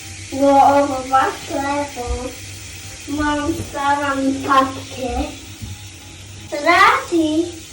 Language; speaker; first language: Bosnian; early bilingual, heritage; Serbian